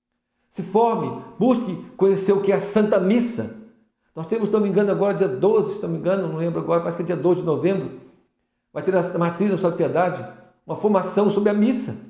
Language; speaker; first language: Portuguese; native; Portuguese